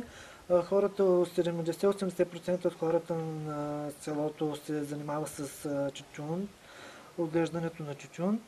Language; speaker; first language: Bulgarian; native; Bulgarian